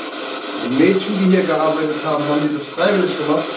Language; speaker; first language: German; native; German